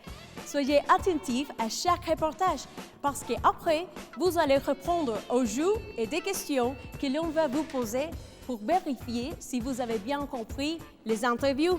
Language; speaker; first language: French; non-native, fluent; Spanish